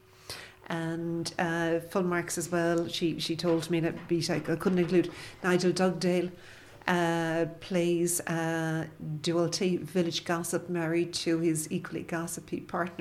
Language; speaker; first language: English; native; English